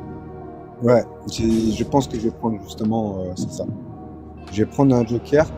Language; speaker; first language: French; native; French